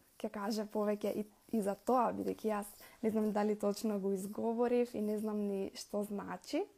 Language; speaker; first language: Macedonian; native; Macedonian